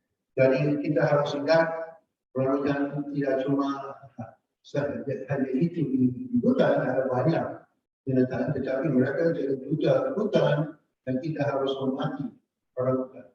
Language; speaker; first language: Indonesian; non-native, fluent; English